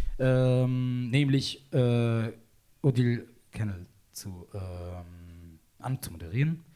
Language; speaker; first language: German; non-native, fluent; Italian